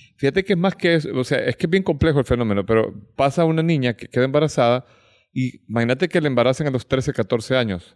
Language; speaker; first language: Spanish; native; Spanish